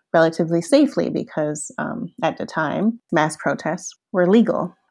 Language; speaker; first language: English; early bilingual, other home language; Cantonese